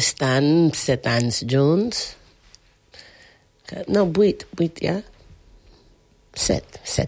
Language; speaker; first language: Catalan; non-native, learner; English